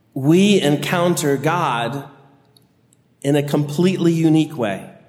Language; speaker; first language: English; native; English